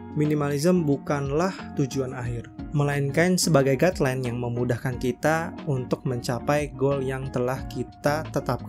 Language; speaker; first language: Indonesian; native; Indonesian